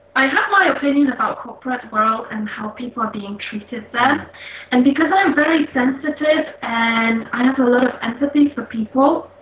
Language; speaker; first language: English; non-native, fluent; Polish